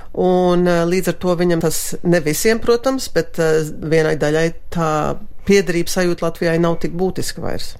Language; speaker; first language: Latvian; early bilingual, heritage; Latvian